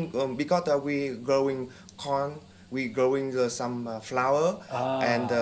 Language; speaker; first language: English; non-native, fluent; Vietnamese